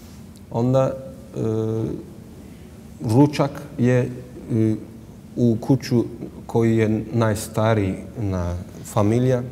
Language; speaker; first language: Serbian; non-native, learner; Turkish